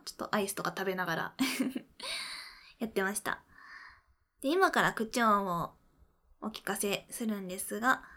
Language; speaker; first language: Japanese; native; Japanese